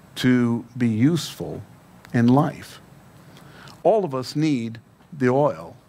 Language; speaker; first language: English; native; English